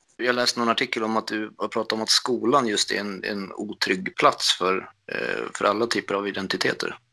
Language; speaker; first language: Swedish; native; Swedish